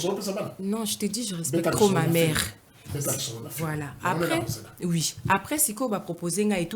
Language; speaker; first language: French; non-native, local second language; Lingala